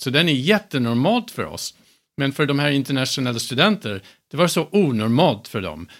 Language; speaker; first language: Swedish; non-native, fluent; English